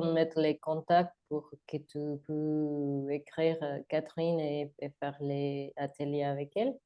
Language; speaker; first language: French; non-native, learner; Spanish